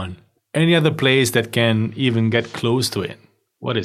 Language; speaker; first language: English; non-native, fluent; Italian